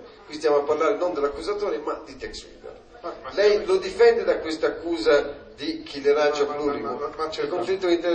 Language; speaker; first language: Italian; native; Italian